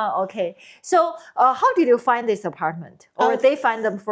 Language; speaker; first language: English; non-native, learner; Chinese